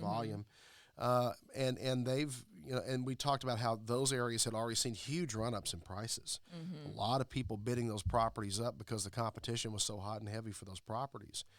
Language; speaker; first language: English; native; English